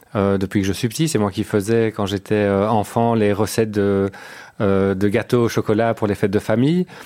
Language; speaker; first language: French; native; French